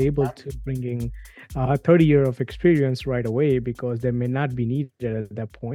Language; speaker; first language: English; non-native, local second language; Gujarati